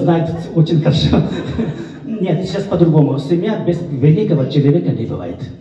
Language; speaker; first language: Russian; non-native, fluent; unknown